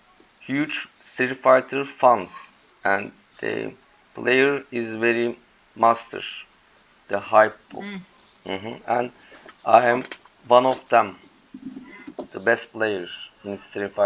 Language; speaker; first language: English; non-native, learner; Turkish